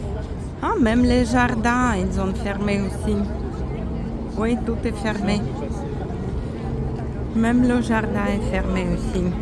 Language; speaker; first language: French; non-native, fluent; Russian